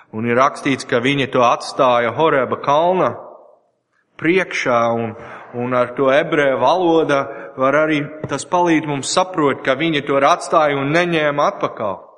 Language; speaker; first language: Latvian; non-native, learner; English